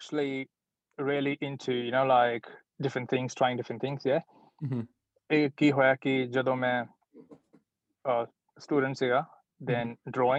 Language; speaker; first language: English; non-native, local second language; Punjabi